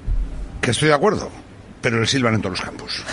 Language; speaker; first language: Spanish; native; Spanish